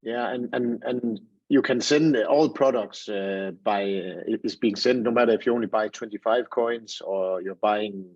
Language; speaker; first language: English; non-native, fluent; Danish